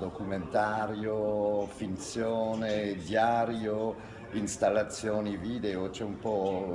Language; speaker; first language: Italian; non-native, fluent; French